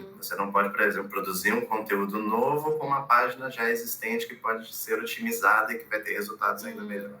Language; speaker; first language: Portuguese; native; Portuguese